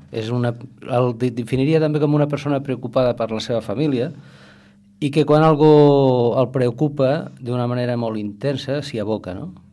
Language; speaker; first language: Catalan; native; Catalan